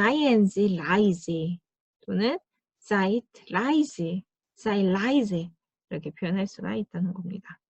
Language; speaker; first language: German; non-native, fluent; Korean